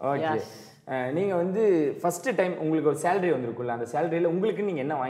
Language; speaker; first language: Tamil; native; Tamil